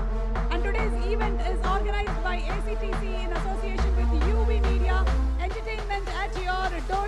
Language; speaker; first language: Telugu; native; Telugu